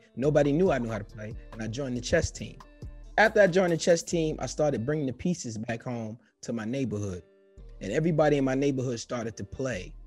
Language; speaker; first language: English; native; English